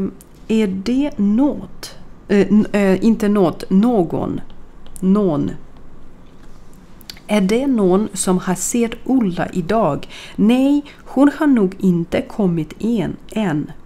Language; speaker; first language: Swedish; non-native, fluent; Ukrainian